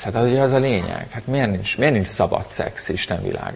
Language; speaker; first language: Hungarian; native; Hungarian